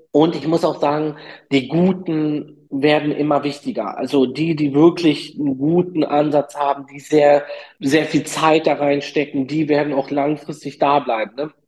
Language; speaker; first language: German; early bilingual, other home language; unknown